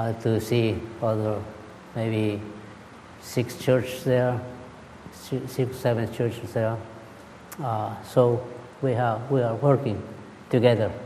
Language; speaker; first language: English; non-native, learner; Spanish